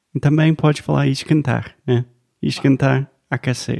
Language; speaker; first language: Portuguese; non-native, fluent; English